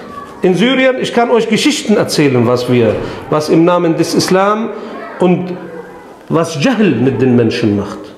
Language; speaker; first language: German; non-native, fluent; Arabic